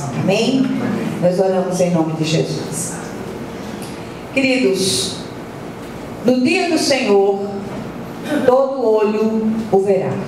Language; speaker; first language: Portuguese; native; Portuguese